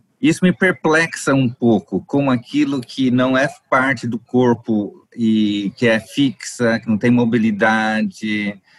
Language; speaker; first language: Portuguese; native; Portuguese